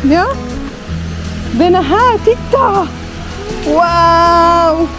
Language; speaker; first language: Swedish; non-native, fluent; Filipino